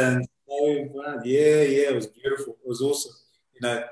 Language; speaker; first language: English; native; English